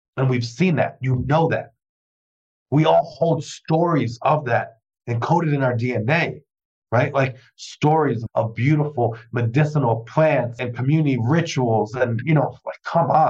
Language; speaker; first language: English; native; English